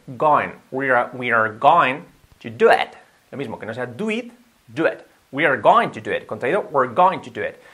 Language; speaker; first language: English; non-native, fluent; Spanish